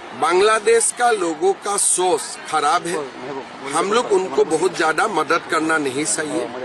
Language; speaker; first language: Hindi; non-native, local second language; Assamese